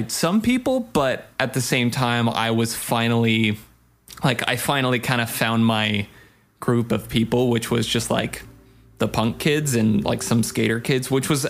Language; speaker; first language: English; native; English